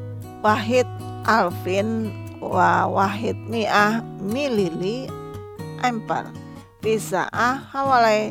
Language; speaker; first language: Arabic; non-native, fluent; Indonesian